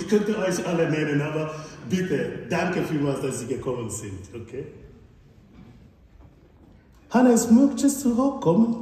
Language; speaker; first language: German; non-native, fluent; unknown